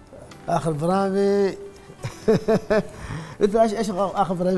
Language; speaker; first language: Arabic; native; Arabic